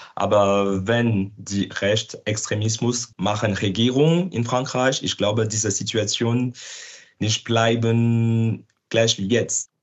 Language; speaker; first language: German; non-native, learner; French